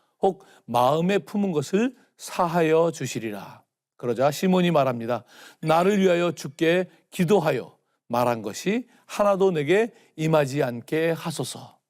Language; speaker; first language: Korean; native; Korean